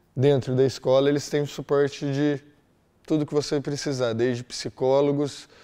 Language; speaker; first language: Portuguese; native; Portuguese